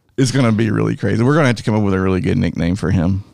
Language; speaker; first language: English; native; English